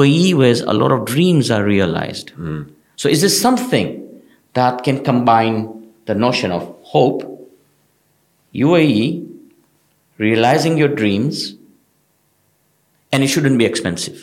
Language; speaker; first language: English; non-native, local second language; Gujarati